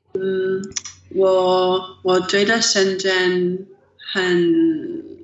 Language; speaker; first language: Chinese; non-native, learner; English